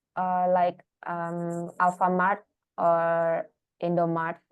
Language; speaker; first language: English; non-native, learner; Indonesian